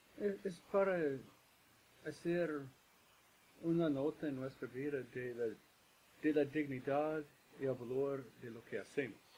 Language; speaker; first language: Spanish; non-native, fluent; English